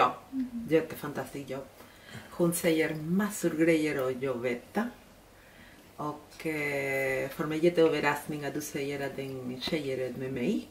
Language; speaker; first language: Swedish; non-native, learner; Spanish